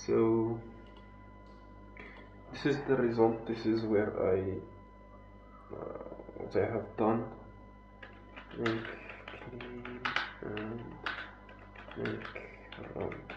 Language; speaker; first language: English; non-native, fluent; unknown